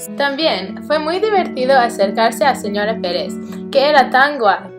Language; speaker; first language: Spanish; non-native, learner; English